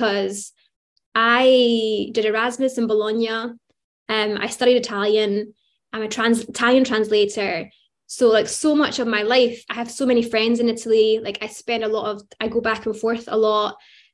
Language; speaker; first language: English; native; English